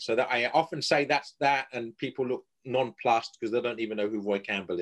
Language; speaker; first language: English; native; English